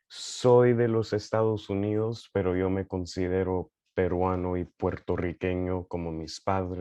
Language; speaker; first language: Spanish; early bilingual, heritage; Spanish